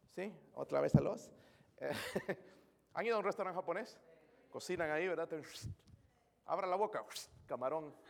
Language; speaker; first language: Spanish; native; Spanish